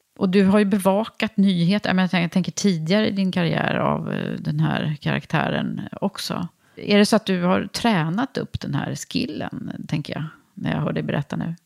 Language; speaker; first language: Swedish; native; Swedish